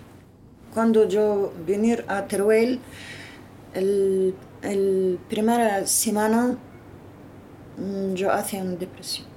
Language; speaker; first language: Spanish; non-native, learner; Arabic